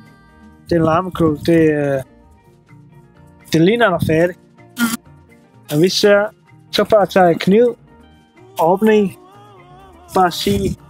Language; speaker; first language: Danish; non-native, learner; Swahili